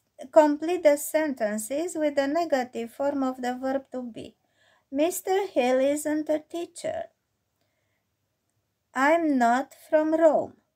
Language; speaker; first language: English; non-native, fluent; Romanian